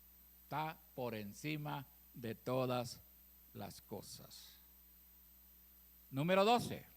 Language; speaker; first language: Spanish; native; Spanish